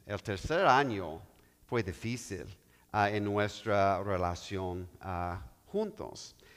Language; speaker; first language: Spanish; non-native, learner; English